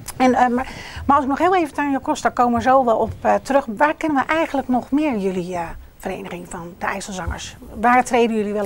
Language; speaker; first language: Dutch; native; Dutch